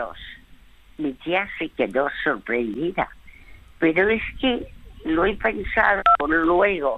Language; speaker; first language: Spanish; early bilingual, other home language; French